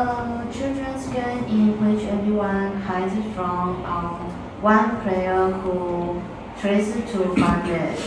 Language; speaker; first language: English; non-native, learner; Chinese